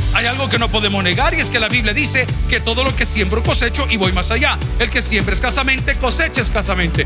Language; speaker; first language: Spanish; native; Spanish